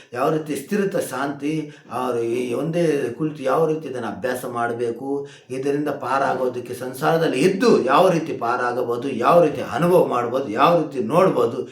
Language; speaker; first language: Kannada; non-native, local second language; Hindi